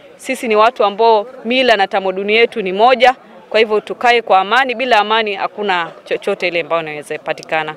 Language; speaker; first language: Swahili; native; Swahili